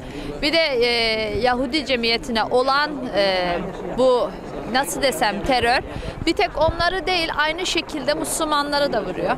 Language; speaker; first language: Turkish; early bilingual, heritage; Turkish